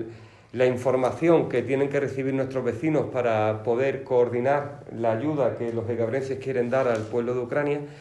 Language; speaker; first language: Spanish; native; Spanish